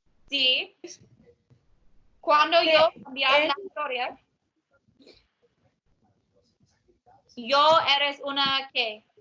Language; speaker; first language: Spanish; non-native, learner; English